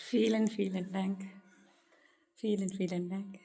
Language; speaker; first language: German; non-native, learner; Malayalam